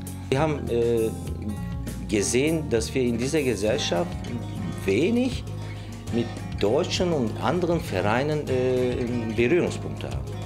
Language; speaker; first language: German; non-native, fluent; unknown